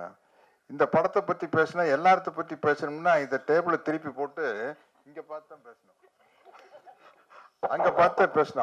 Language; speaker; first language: Tamil; native; Tamil